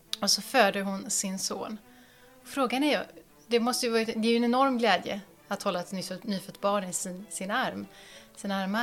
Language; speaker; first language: Swedish; native; Swedish